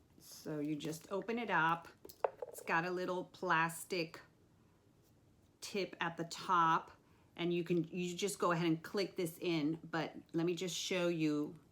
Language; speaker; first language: English; native; English